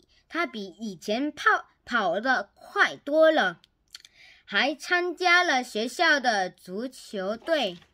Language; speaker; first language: Chinese; non-native, learner; Korean